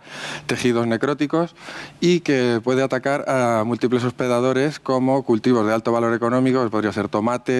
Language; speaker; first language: Spanish; native; Spanish